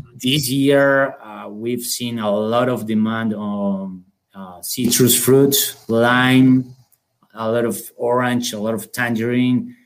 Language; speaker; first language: English; non-native, fluent; Spanish